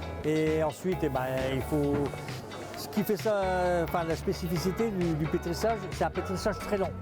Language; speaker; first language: French; native; French